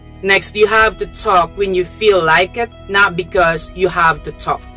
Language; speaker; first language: English; non-native, local second language; Filipino